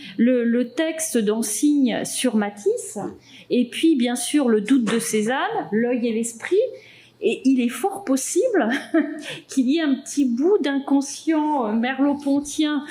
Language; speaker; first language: French; native; French